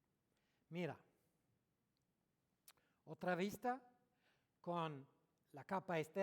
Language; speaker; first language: Spanish; non-native, learner; French